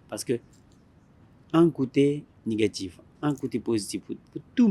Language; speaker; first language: French; non-native, learner; Tibetan